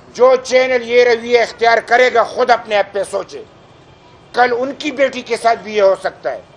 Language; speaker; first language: Urdu; non-native, local second language; Pashto